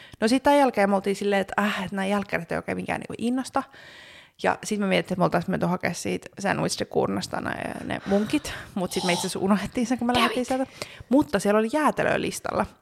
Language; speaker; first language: Finnish; native; Finnish